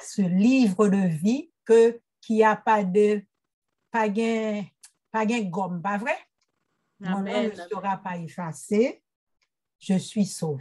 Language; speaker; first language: French; non-native, local second language; Haitian Creole